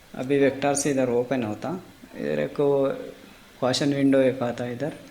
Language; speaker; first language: Hindi; non-native, local second language; Telugu